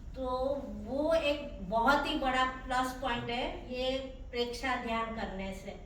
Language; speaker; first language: Hindi; non-native, local second language; Gujarati